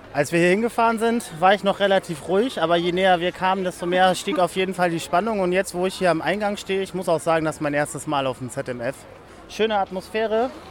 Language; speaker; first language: German; native; German